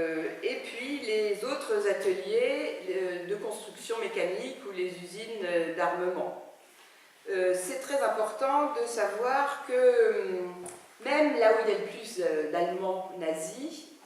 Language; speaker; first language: French; native; French